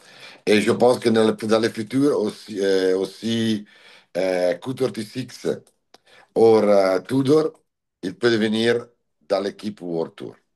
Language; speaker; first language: French; non-native, learner; Italian